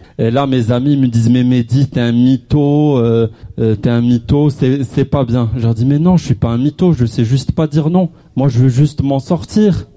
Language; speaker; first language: French; non-native, local second language; Arabic